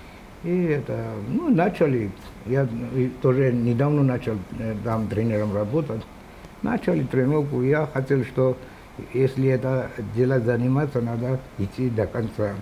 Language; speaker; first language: Russian; non-native, local second language; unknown